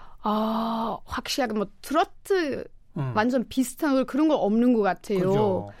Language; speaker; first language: Korean; non-native, fluent; German